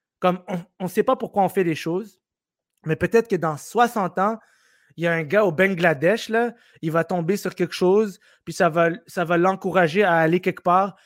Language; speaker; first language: French; early bilingual, other home language; Arabic